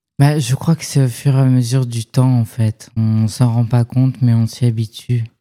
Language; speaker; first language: French; native; French